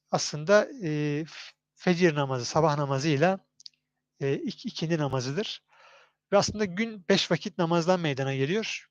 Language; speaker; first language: Turkish; native; Turkish